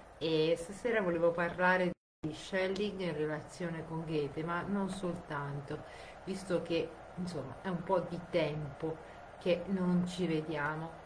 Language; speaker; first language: Italian; native; Italian